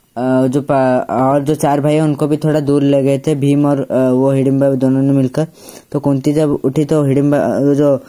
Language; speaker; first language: Hindi; native; Hindi